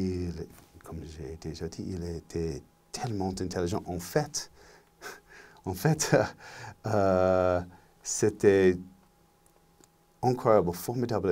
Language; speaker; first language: French; non-native, learner; English